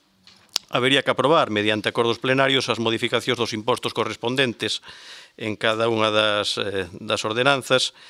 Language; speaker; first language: Galician; native; Galician